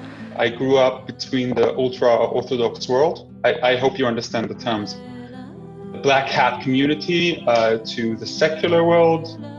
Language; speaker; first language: English; non-native, fluent; Hebrew